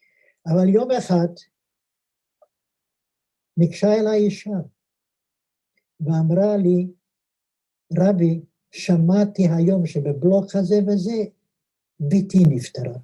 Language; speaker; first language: Hebrew; non-native, fluent; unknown